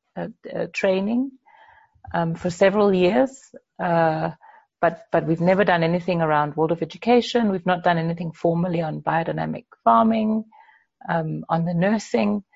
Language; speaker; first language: English; non-native, fluent; Danish